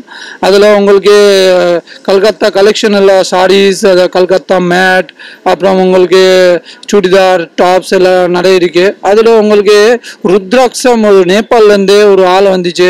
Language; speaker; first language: Tamil; non-native, fluent; Bangla